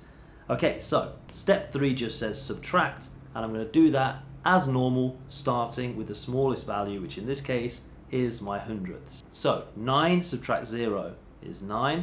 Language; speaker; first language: English; native; English